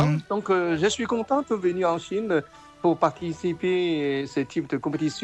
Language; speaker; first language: French; non-native, learner; Chinese